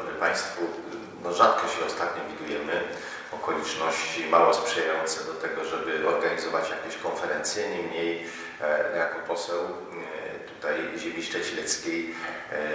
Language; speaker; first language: Polish; native; Polish